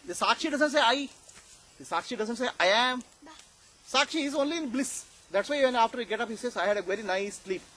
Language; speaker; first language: English; non-native, local second language; Kannada